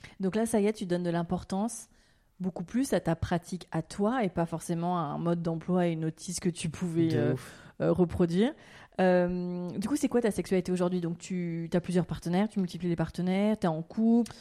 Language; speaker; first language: French; native; French